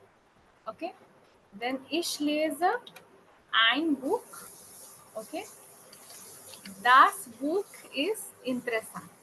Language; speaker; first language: German; non-native, fluent; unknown